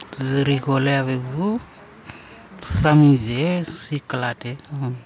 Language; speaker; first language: French; non-native, learner; Portuguese